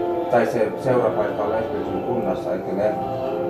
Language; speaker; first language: Finnish; early bilingual, heritage; Finnish